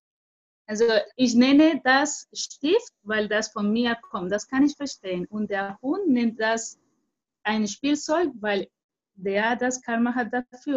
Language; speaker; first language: German; non-native, fluent; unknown